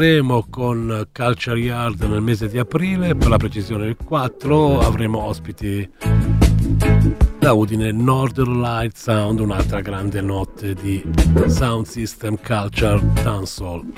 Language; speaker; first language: Italian; native; Italian